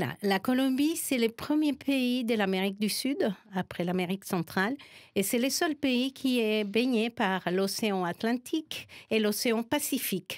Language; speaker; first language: French; non-native, fluent; Spanish